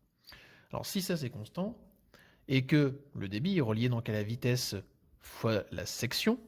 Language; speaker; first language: French; native; French